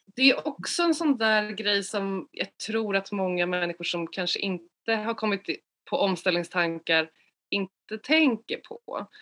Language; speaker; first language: Swedish; native; Swedish